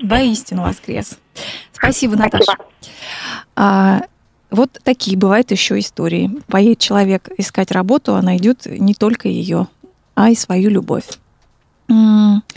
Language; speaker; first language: Russian; native; Russian